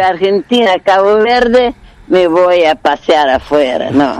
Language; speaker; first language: Spanish; non-native, fluent; Portuguese